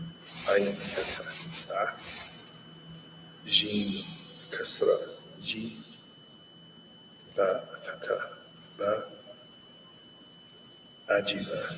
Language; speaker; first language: Arabic; non-native, learner; English